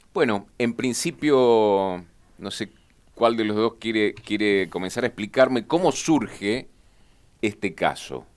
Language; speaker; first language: Spanish; native; Spanish